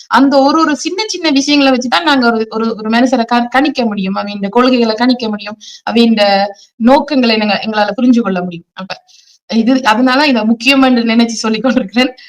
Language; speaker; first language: Tamil; early bilingual, heritage; Tamil